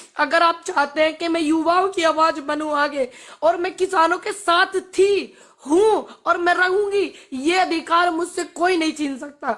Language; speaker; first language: Hindi; native; Hindi